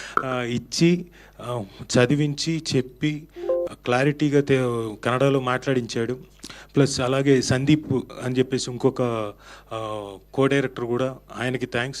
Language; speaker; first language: Telugu; native; Telugu